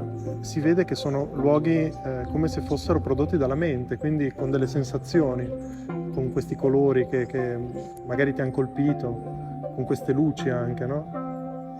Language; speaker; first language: Italian; native; Italian